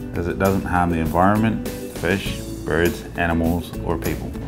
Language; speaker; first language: English; native; English